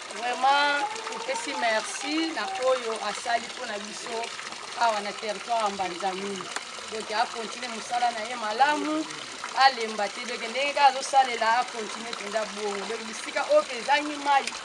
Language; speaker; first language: Lingala; non-native, local second language; Kongo